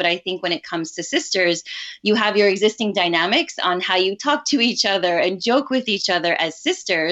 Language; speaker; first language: English; early bilingual, other home language; Urdu